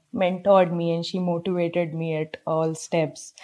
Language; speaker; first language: English; non-native, local second language; Hindi